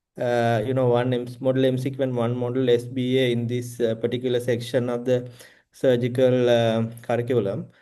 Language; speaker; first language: English; non-native, local second language; Sinhala